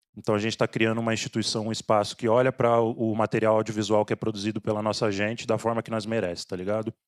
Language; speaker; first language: Portuguese; native; Portuguese